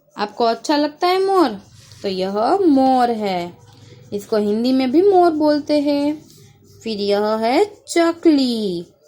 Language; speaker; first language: Hindi; non-native, local second language; Gujarati